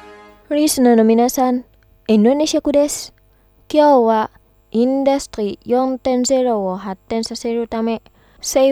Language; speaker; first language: Japanese; non-native, fluent; Indonesian